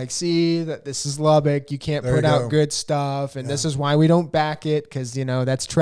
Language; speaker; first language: English; native; English